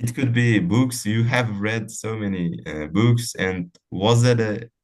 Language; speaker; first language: English; non-native, fluent; Uzbek